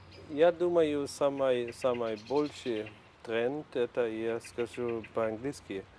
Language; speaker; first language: Russian; non-native, learner; Polish